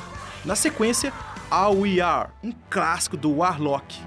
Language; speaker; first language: Portuguese; native; Portuguese